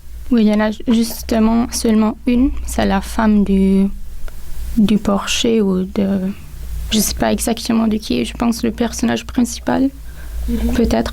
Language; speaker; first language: French; non-native, local second language; Italian